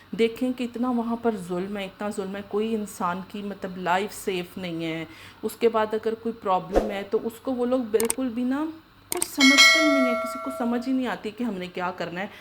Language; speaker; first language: Urdu; native; Urdu